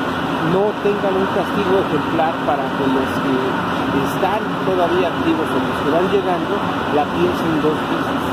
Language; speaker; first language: Spanish; native; Spanish